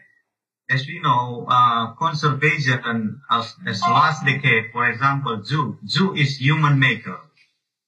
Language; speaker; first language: English; non-native, learner; Indonesian